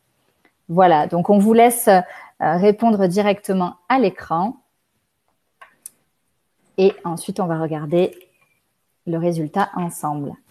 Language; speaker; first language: French; native; French